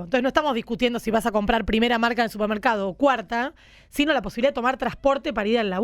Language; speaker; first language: Spanish; native; Spanish